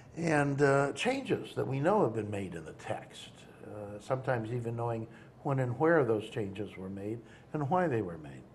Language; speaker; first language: English; native; English